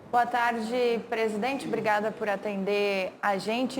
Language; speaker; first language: Portuguese; native; Portuguese